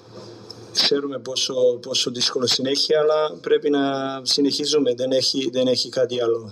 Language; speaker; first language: Greek; non-native, fluent; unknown